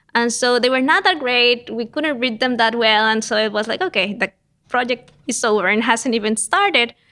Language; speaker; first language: English; non-native, fluent; Spanish